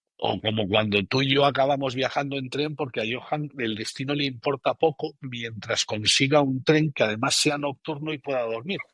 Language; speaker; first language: Spanish; native; Spanish